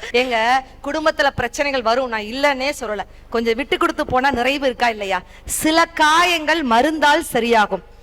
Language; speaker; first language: Tamil; native; Tamil